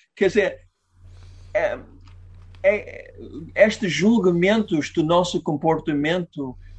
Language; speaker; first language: Portuguese; non-native, fluent; English